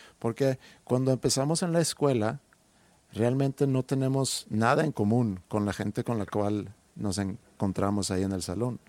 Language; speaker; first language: Spanish; non-native, fluent; Swedish